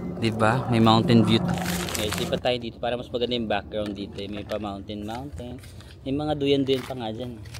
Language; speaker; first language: Filipino; native; Filipino